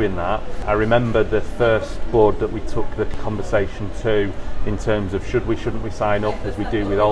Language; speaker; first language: English; native; English